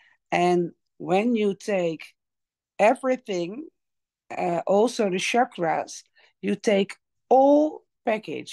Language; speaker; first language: English; non-native, learner; Dutch